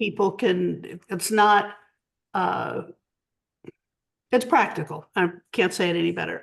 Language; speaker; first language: English; native; English